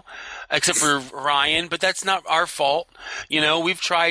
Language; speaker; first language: English; native; English